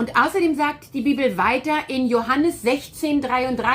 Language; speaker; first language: German; native; German